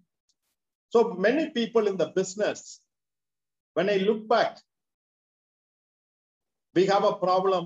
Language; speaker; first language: English; non-native, local second language; Tamil